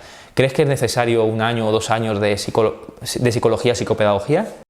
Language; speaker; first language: Spanish; native; Spanish